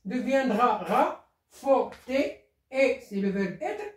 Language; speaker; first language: French; non-native, local second language; Arabic